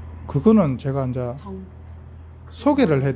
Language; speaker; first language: Korean; native; Korean